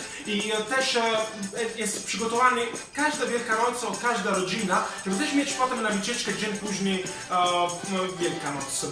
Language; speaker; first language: Polish; non-native, learner; Italian